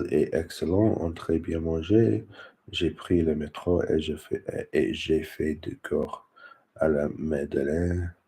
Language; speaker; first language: French; non-native, learner; English